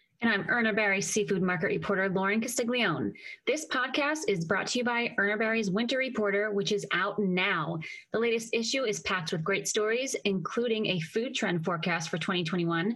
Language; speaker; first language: English; native; English